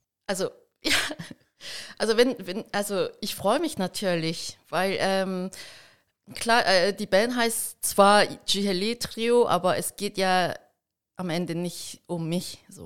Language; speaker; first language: German; early bilingual, heritage; Korean